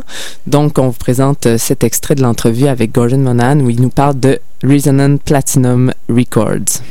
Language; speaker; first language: French; native; French